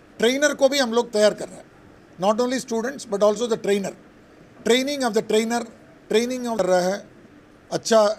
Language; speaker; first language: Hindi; non-native, local second language; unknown